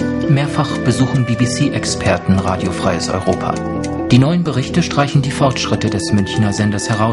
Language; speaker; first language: German; native; German